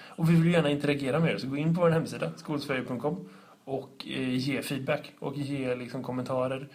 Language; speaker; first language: Swedish; native; Swedish